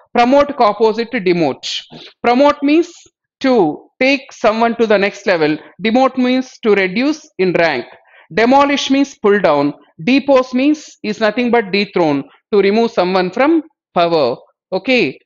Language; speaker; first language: English; non-native, local second language; Telugu